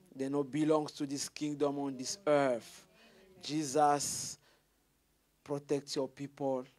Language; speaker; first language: English; non-native, fluent; Lingala